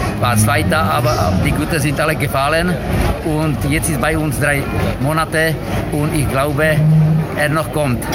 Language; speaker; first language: German; non-native, learner; Czech